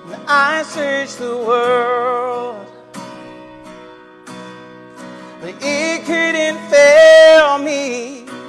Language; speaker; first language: English; native; English